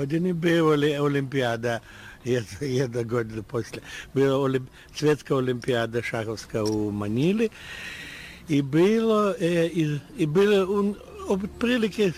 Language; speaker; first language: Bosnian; non-native, learner; Russian